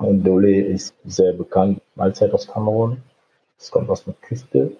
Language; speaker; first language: German; non-native, fluent; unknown